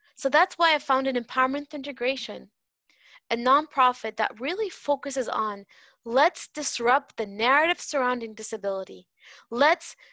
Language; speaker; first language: English; native; English